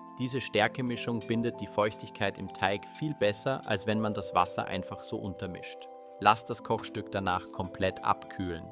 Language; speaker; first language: German; native; German